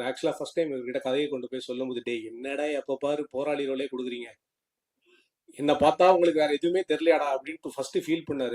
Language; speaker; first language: Tamil; native; Tamil